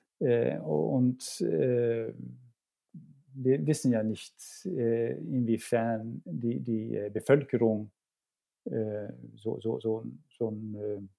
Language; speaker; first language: German; non-native, fluent; Swedish